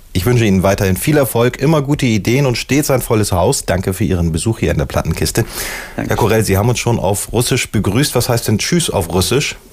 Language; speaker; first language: German; native; German